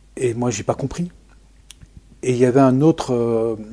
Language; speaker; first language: French; native; French